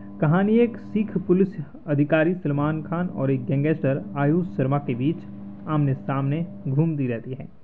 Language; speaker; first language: Hindi; native; Hindi